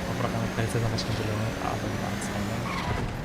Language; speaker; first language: Russian; non-native, learner; Kara-Kalpak